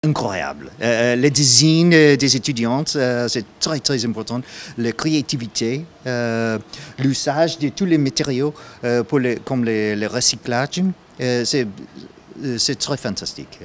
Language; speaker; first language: French; non-native, learner; English